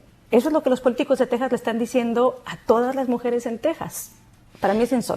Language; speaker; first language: Spanish; native; Spanish